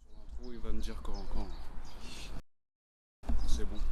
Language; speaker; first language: French; native; French